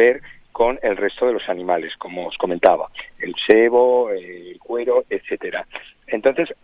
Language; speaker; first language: Spanish; native; Spanish